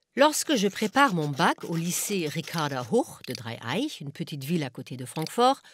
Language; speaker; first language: French; non-native, fluent; German